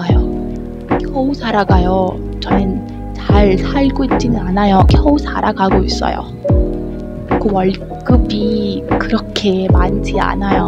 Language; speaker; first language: Korean; non-native, learner; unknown